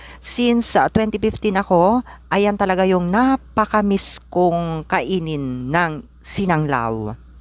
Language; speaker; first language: Filipino; non-native, local second language; Iloko